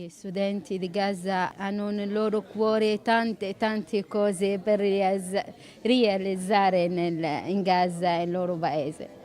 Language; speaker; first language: Italian; non-native, learner; Arabic